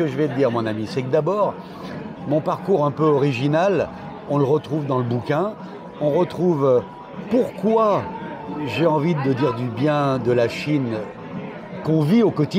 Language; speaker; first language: French; native; French